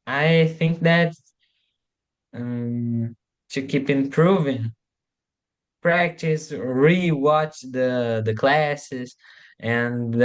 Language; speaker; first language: English; non-native, learner; Portuguese